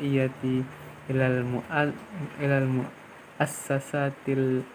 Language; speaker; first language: Arabic; non-native, learner; Indonesian